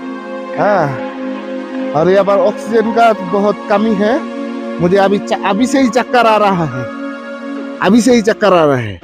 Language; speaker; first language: Hindi; non-native, learner; Bangla